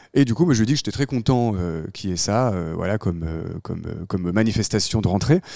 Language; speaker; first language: French; native; French